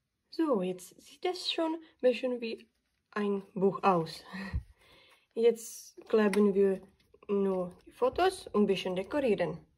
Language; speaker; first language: German; non-native, learner; Czech